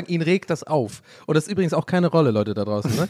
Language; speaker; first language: German; native; German